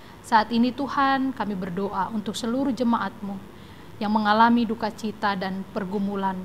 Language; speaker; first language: Indonesian; native; Indonesian